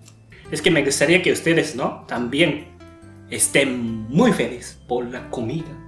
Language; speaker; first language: Spanish; non-native, learner; Japanese